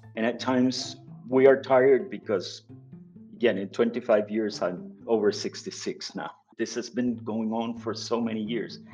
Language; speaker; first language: English; non-native, fluent; Spanish